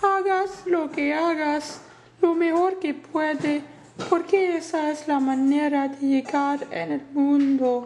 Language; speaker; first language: Spanish; non-native, learner; English